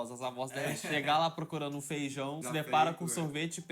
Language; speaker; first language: Portuguese; native; Portuguese